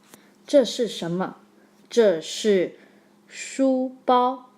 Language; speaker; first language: Chinese; non-native, fluent; English